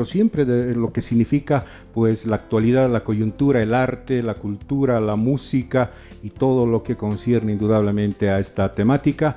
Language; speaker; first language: Spanish; native; Spanish